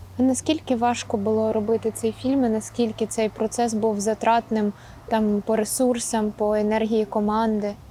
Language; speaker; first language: Ukrainian; native; Ukrainian